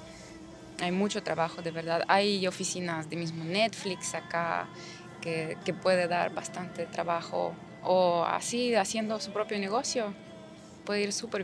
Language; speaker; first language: Spanish; non-native, fluent; Ukrainian